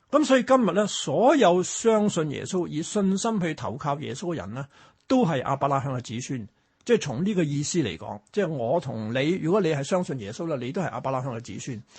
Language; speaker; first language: Cantonese; early bilingual, other home language; Chinese